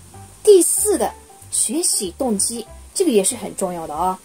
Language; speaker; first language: Chinese; non-native, fluent; Japanese